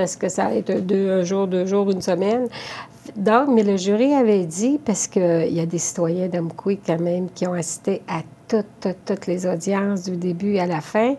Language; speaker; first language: French; native; French